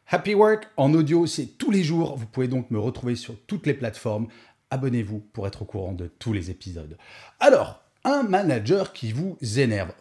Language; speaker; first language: French; native; French